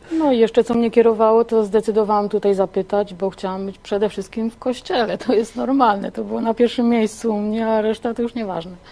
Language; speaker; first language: Polish; native; Polish